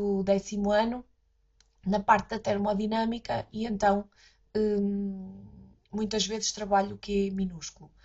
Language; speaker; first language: Portuguese; native; Portuguese